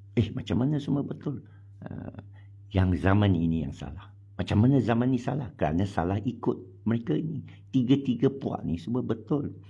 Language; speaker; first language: Malay; non-native, local second language; Chinese